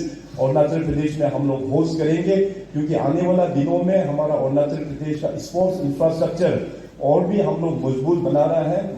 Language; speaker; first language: Hindi; non-native, local second language; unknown